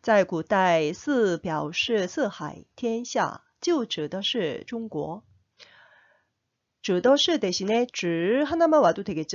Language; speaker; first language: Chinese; non-native, fluent; Korean